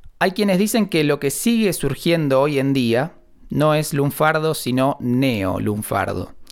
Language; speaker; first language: Spanish; native; Spanish